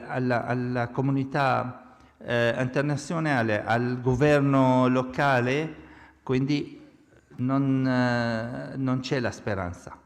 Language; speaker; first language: Italian; non-native, fluent; Arabic